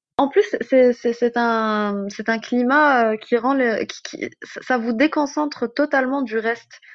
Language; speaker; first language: French; non-native, local second language; Arabic